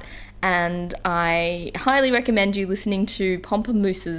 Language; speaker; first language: English; native; English